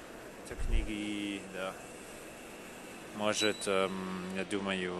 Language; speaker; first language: Russian; non-native, learner; English